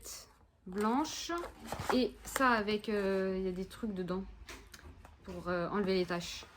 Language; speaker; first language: French; native; French